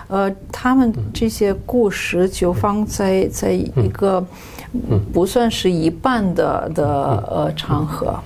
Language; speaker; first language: Chinese; non-native, fluent; Romanian